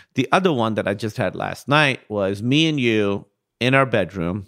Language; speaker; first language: English; non-native, local second language; Urdu